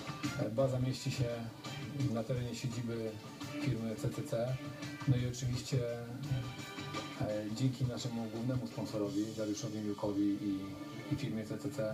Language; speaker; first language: Polish; native; Polish